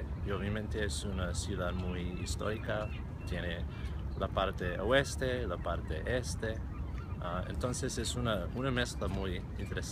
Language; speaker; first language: Spanish; non-native, fluent; English